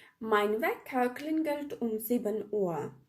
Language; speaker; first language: German; non-native, fluent; Ukrainian